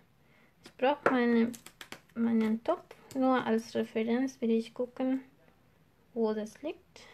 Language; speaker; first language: German; non-native, fluent; Spanish